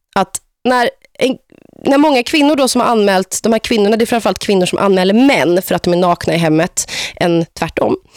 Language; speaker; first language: Swedish; native; Swedish